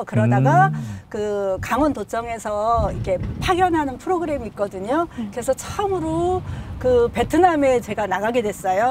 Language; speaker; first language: Korean; native; Korean